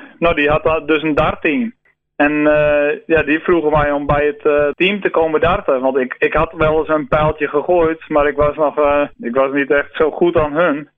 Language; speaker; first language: Dutch; non-native, local second language; Western Frisian